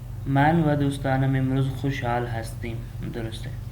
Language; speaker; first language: Persian; non-native, fluent; Urdu